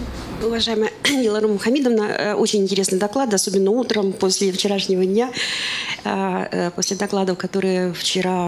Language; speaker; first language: Russian; native; Russian